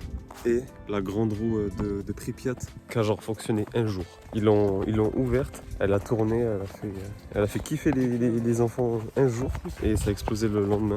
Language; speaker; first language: French; native; French